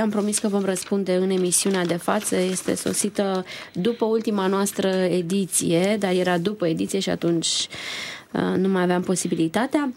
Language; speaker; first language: Romanian; native; Romanian